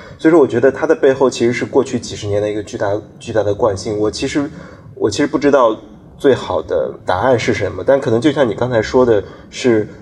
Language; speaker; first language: Chinese; native; Chinese